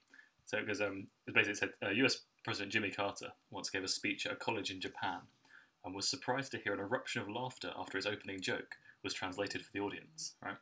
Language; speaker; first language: English; native; English